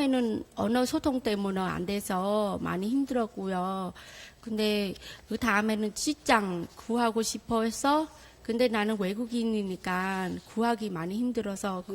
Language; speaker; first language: Korean; non-native, fluent; Vietnamese